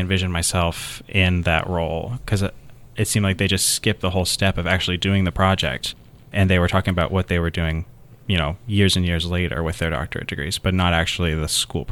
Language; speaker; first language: English; native; English